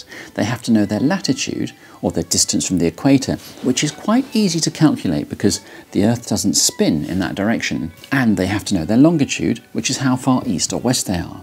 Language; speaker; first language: English; native; English